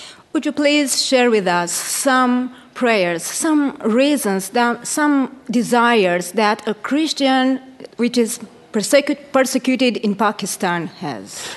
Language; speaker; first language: English; non-native, fluent; Romanian